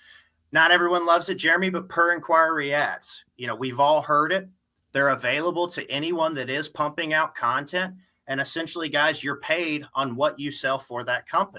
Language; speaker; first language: English; native; English